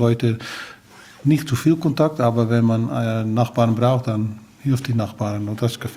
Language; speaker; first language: German; non-native, learner; Dutch